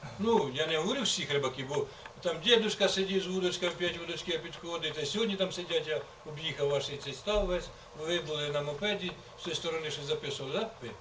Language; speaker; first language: Ukrainian; native; Ukrainian